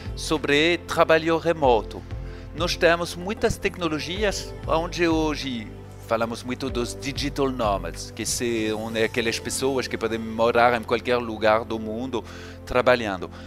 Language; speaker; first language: Portuguese; non-native, fluent; French